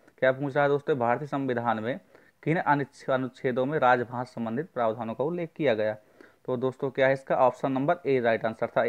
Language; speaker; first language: Hindi; native; Hindi